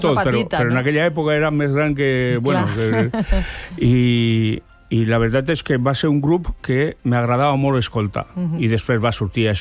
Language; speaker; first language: Catalan; native; Catalan